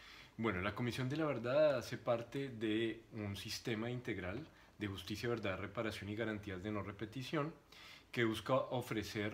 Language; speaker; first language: Spanish; native; Spanish